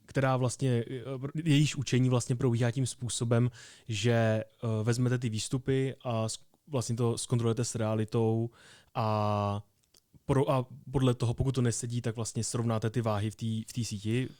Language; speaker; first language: Czech; native; Czech